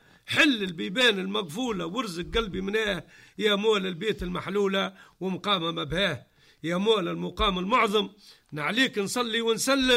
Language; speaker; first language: Arabic; native; Arabic